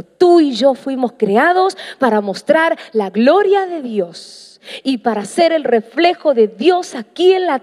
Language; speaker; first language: Spanish; native; Spanish